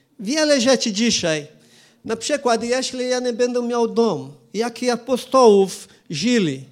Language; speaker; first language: Polish; non-native, learner; Portuguese